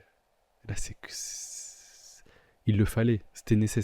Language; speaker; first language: French; native; French